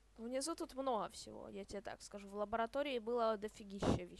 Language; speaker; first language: Russian; native; Russian